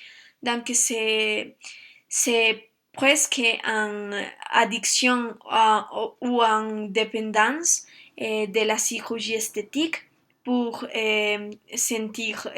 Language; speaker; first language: French; non-native, learner; Spanish